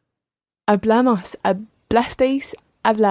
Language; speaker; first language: Spanish; non-native, learner; English